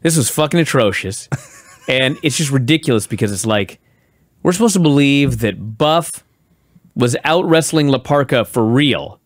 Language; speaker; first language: English; native; English